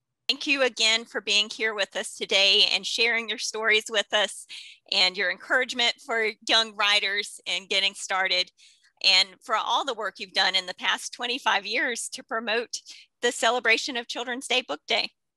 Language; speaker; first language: English; native; English